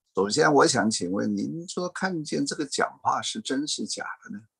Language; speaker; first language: Chinese; non-native, fluent; Cantonese